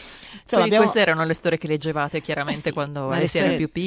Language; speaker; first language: Italian; native; Italian